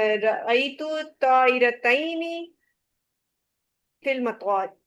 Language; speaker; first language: Arabic; non-native, learner; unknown